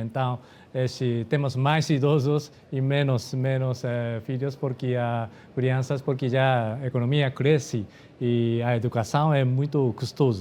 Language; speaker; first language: Portuguese; non-native, fluent; Japanese